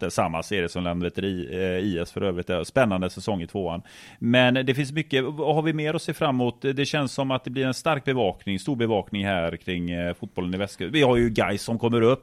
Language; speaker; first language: Swedish; native; Swedish